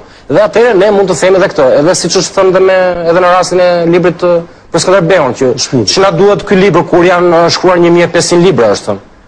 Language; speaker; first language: Albanian; native; Albanian